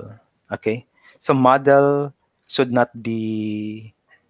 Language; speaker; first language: English; non-native, local second language; Cebuano